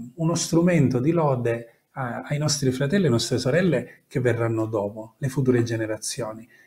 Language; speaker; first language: Italian; native; Italian